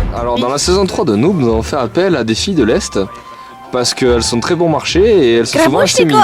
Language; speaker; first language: French; native; French